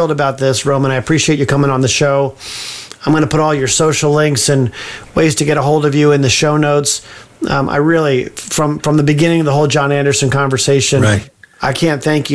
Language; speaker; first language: English; native; English